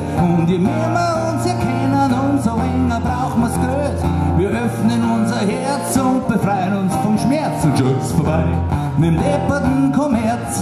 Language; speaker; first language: German; native; German